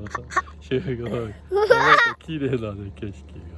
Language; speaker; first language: Japanese; native; Japanese